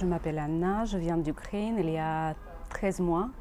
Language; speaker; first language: French; non-native, learner; Russian